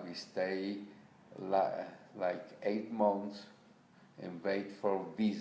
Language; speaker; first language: English; non-native, learner; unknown